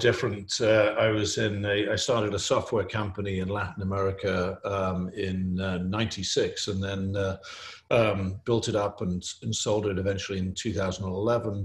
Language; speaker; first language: English; native; English